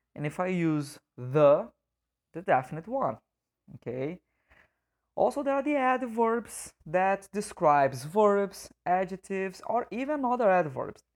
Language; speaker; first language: English; non-native, fluent; Portuguese